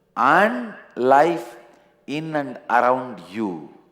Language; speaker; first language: English; non-native, local second language; Tamil